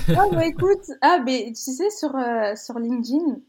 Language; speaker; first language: French; native; French